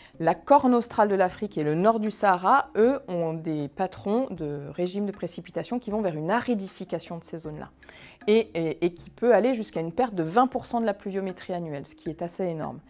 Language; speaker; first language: French; native; French